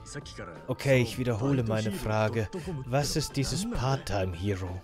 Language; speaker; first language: German; native; German